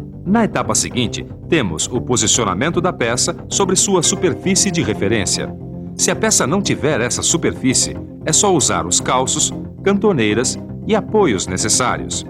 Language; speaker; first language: Portuguese; native; Portuguese